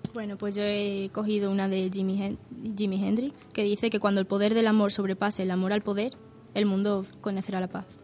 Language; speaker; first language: Spanish; early bilingual, other home language; Portuguese